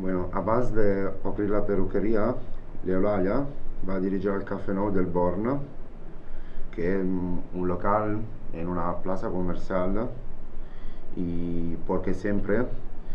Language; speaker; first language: Catalan; non-native, learner; Italian